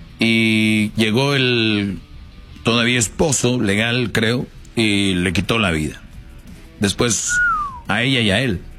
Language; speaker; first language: Spanish; native; Spanish